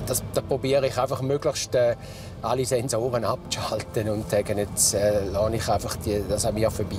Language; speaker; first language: German; native; German